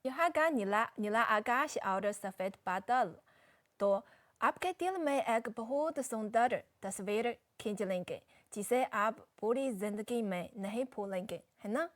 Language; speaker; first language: Hindi; non-native, fluent; Chinese